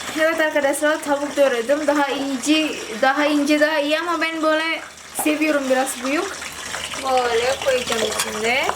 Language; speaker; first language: Turkish; non-native, learner; Indonesian